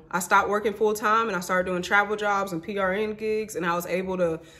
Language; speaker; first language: English; native; English